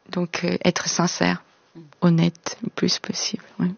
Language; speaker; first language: French; non-native, fluent; Korean